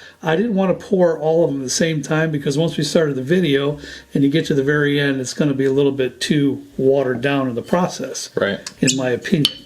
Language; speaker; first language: English; native; English